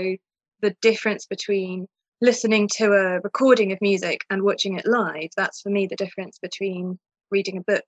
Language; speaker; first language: English; native; English